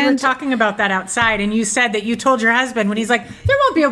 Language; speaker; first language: English; native; English